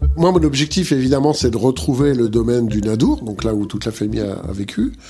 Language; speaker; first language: French; native; French